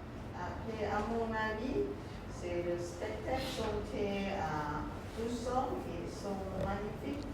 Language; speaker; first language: French; non-native, learner; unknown